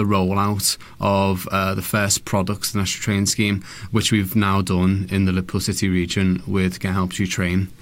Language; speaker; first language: English; native; English